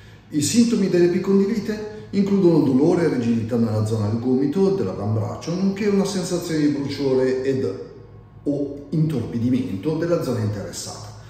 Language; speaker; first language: Italian; native; Italian